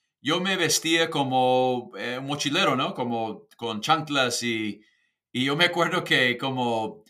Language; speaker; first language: Spanish; non-native, fluent; English